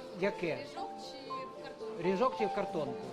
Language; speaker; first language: Ukrainian; native; Ukrainian